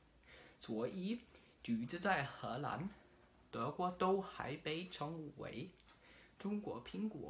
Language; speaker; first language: Chinese; non-native, learner; German